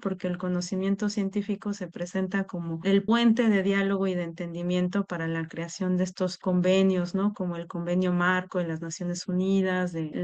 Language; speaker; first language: Spanish; native; Spanish